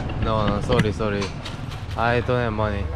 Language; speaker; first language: English; non-native, learner; Korean